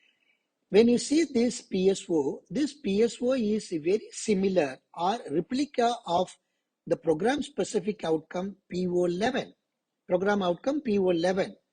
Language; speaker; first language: English; non-native, local second language; Tamil